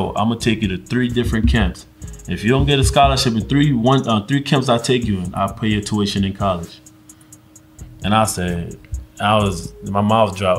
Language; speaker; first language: English; early bilingual, other home language; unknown